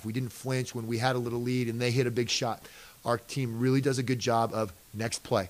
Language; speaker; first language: English; native; English